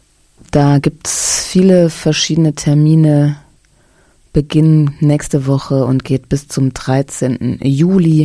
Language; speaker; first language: German; native; German